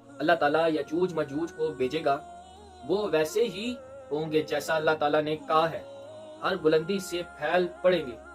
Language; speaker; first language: Urdu; non-native, local second language; Punjabi